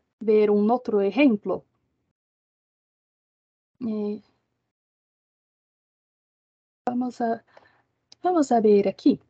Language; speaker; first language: Spanish; non-native, learner; Portuguese